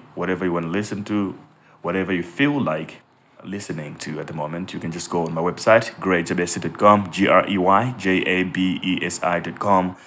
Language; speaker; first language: English; non-native, local second language; Nyanja